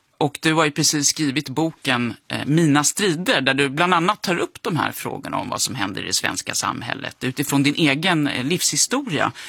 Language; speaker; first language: Swedish; native; Swedish